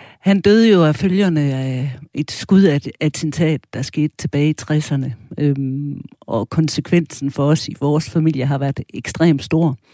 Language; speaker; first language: Danish; early bilingual, other home language; German